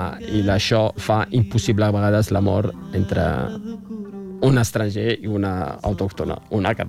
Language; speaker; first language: Catalan; non-native, fluent; Riffian